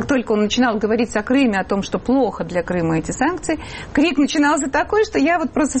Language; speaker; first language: Russian; native; Russian